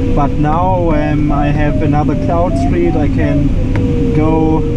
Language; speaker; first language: English; non-native, fluent; German